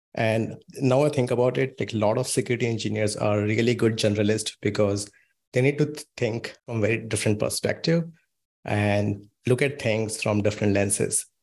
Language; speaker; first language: English; non-native, local second language; Hindi